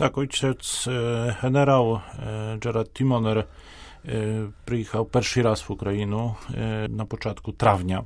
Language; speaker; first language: Ukrainian; non-native, fluent; Polish